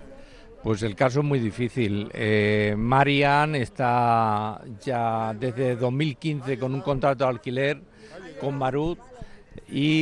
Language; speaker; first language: Spanish; native; Spanish